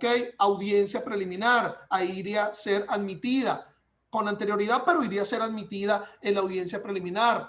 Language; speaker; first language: Spanish; native; Spanish